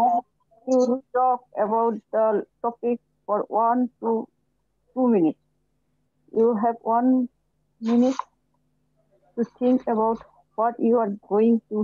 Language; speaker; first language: English; non-native, learner; Bangla